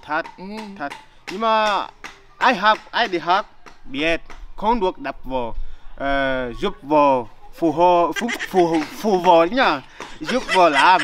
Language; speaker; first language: Vietnamese; non-native, learner; Portuguese